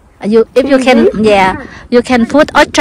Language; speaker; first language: English; non-native, local second language; Vietnamese